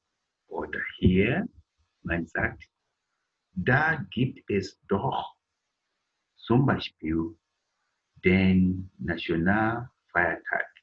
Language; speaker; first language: German; non-native, learner; English